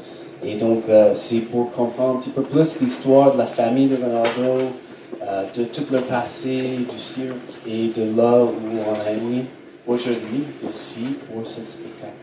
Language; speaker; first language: French; non-native, fluent; English